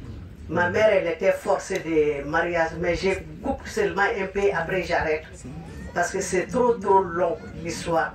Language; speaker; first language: French; non-native, local second language; Bambara